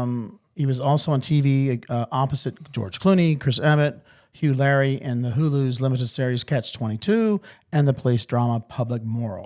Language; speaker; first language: English; native; English